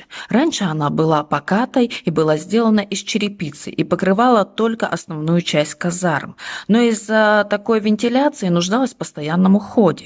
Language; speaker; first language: Russian; native; Russian